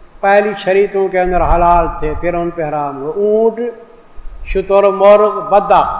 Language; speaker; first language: Urdu; non-native, local second language; Saraiki